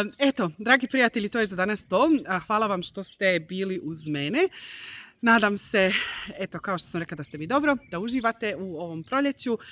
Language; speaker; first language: Bosnian; early bilingual, heritage; Croatian